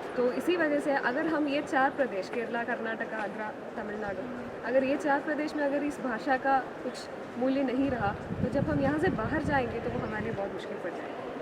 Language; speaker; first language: Hindi; non-native, local second language; Malayalam